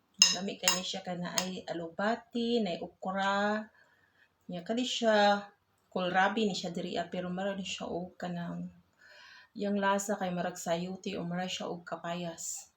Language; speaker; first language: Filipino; non-native, local second language; Cebuano